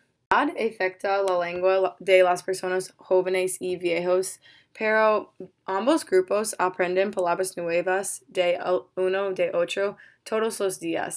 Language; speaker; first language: Spanish; non-native, learner; English